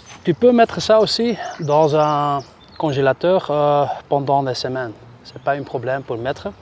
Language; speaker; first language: French; non-native, local second language; Dutch